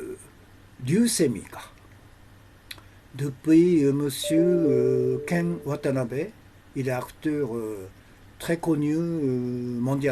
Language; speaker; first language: French; non-native, learner; Japanese